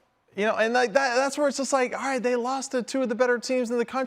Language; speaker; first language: English; native; English